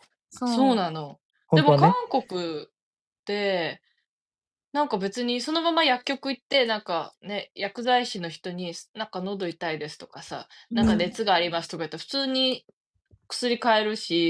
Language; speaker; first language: Japanese; native; Japanese